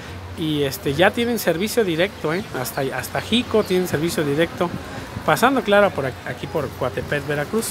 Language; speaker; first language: Spanish; native; Spanish